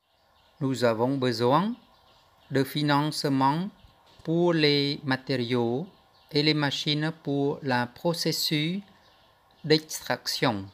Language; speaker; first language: French; non-native, fluent; Khmer